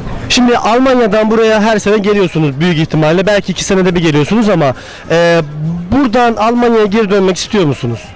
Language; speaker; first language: Turkish; native; Turkish